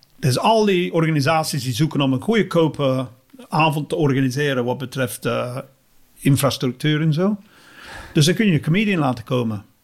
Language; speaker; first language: Dutch; non-native, fluent; English